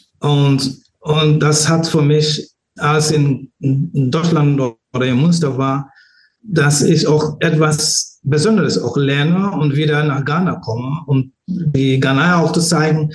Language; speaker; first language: German; non-native, learner; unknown